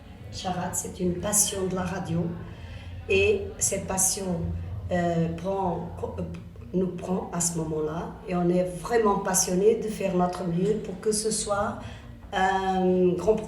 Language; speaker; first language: French; non-native, fluent; Portuguese